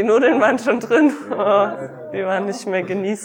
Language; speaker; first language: German; native; German